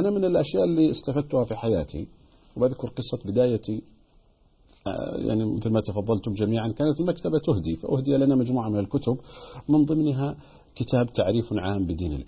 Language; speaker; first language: Arabic; native; Arabic